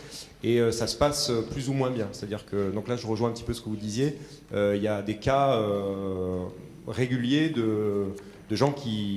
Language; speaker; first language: French; native; French